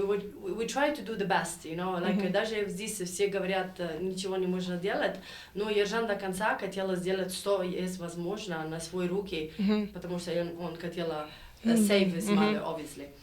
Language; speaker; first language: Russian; non-native, learner; Italian